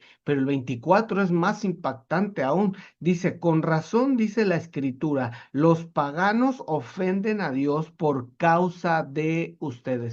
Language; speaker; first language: Spanish; native; Spanish